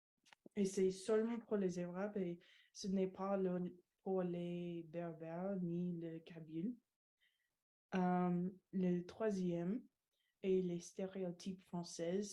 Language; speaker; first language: French; non-native, learner; English